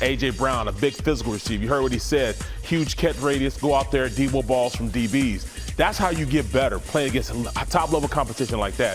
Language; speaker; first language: English; native; English